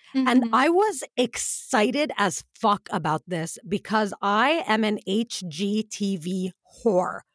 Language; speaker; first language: English; early bilingual, other home language; Arabic